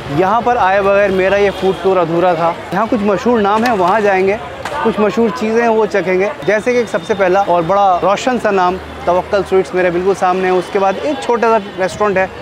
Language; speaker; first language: Hindi; native; Hindi